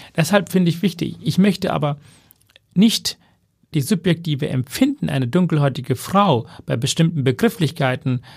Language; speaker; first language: German; non-native, fluent; Tamil